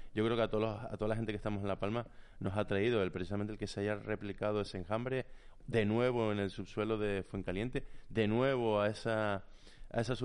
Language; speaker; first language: Spanish; native; Spanish